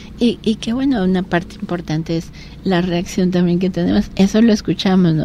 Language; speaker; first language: Spanish; native; Spanish